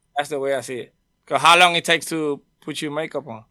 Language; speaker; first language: English; non-native, fluent; Spanish